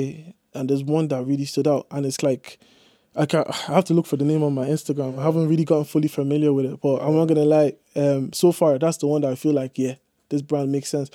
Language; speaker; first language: English; native; English